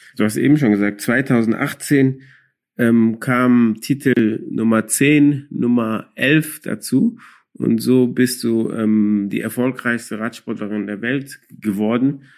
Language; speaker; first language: German; early bilingual, other home language; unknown